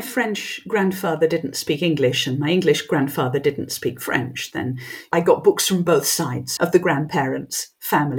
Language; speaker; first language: English; non-native, local second language; French